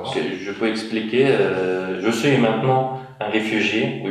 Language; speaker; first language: French; non-native, fluent; Uyghur